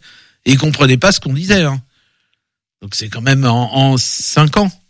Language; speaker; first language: French; native; French